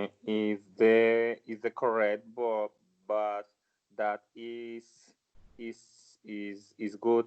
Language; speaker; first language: English; non-native, learner; Spanish